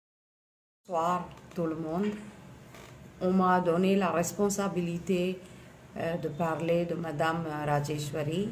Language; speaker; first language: French; non-native, fluent; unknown